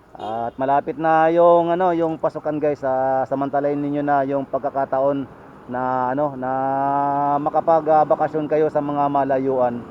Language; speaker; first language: Filipino; native; Filipino